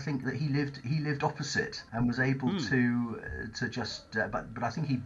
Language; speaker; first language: English; native; English